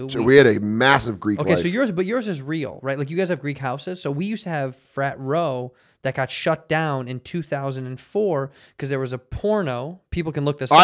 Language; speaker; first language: English; native; English